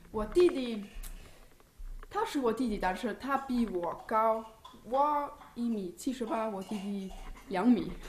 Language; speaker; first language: Chinese; non-native, learner; German